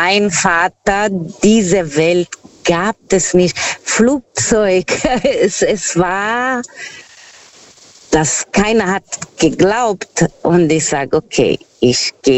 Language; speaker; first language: German; non-native, fluent; Portuguese